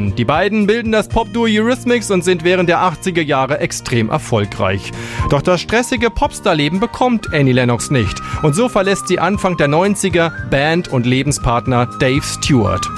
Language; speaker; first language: German; native; German